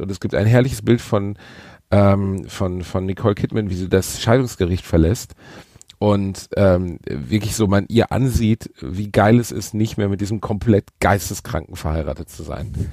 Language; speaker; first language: German; native; German